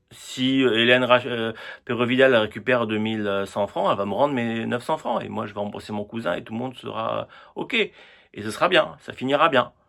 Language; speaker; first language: French; native; French